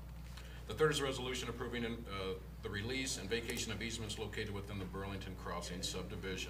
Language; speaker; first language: English; native; English